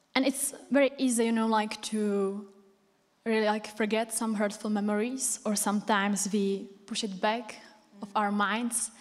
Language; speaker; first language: English; non-native, fluent; Czech